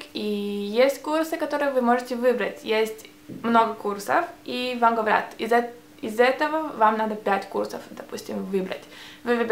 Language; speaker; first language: Russian; early bilingual, heritage; Russian